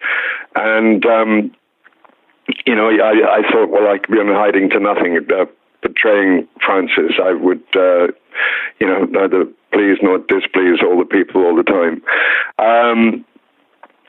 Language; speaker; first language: English; native; English